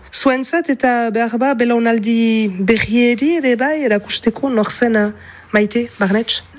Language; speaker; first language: Basque; native; Basque